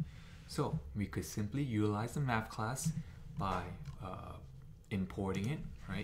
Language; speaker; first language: English; native; English